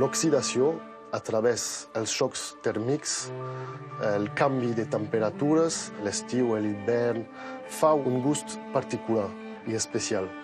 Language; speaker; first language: Catalan; non-native, local second language; French